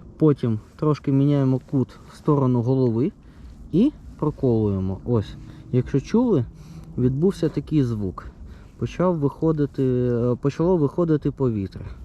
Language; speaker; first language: Ukrainian; non-native, local second language; Russian